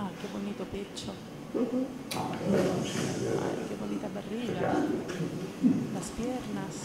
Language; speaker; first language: Spanish; non-native, fluent; Italian